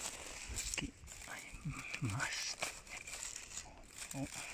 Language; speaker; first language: Spanish; non-native, learner; Japanese